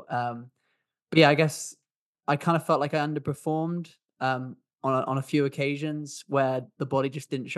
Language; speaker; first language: English; native; English